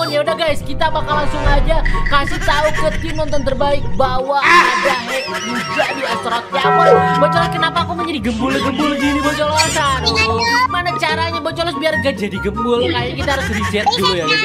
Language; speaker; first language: Indonesian; native; Indonesian